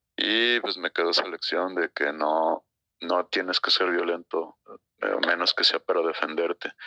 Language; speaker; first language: Spanish; native; Spanish